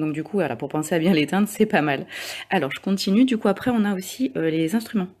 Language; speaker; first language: French; native; French